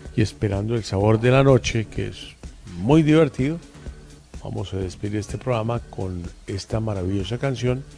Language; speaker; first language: Spanish; native; Spanish